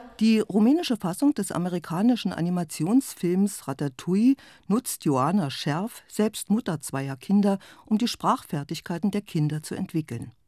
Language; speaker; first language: German; native; German